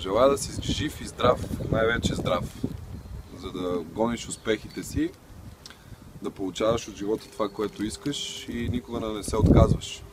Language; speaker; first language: Bulgarian; native; Bulgarian